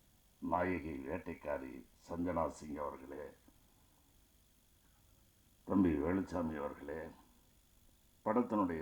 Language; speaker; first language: Tamil; native; Tamil